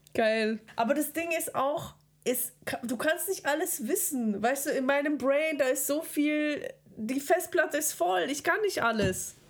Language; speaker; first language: German; early bilingual, other home language; Russian